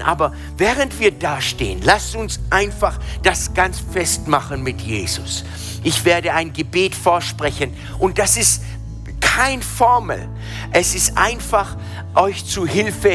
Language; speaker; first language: German; non-native, fluent; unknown